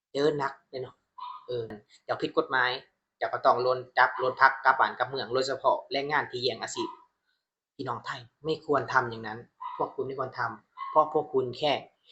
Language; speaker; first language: Thai; non-native, fluent; Burmese